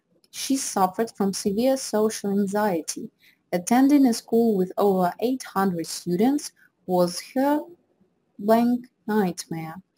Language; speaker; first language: English; non-native, fluent; Russian